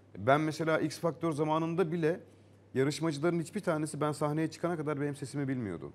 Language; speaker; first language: Turkish; native; Turkish